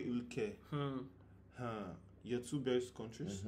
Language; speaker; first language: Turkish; non-native, learner; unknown